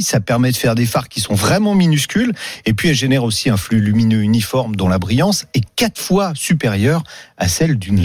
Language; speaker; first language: French; native; French